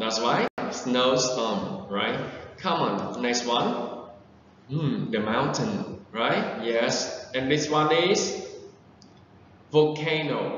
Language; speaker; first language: English; non-native, fluent; Vietnamese